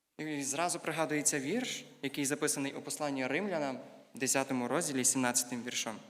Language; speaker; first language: Ukrainian; native; Ukrainian